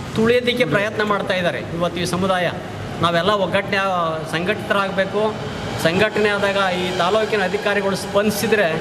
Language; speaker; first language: Kannada; native; Kannada